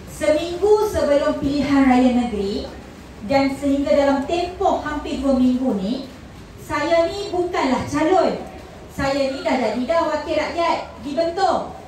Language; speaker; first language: Malay; native; Malay